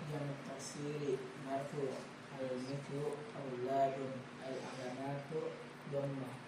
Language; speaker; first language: Arabic; non-native, learner; Indonesian